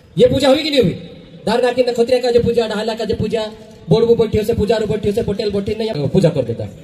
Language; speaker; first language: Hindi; non-native, local second language; Bhili